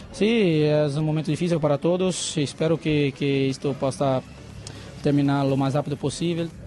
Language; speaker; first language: Spanish; non-native, fluent; Portuguese